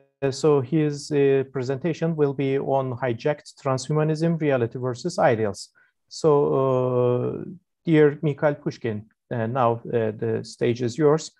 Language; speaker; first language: English; non-native, fluent; Turkish